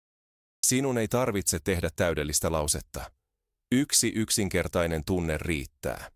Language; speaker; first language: Finnish; non-native, fluent; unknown